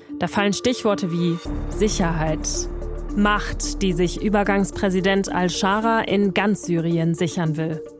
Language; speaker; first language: German; native; German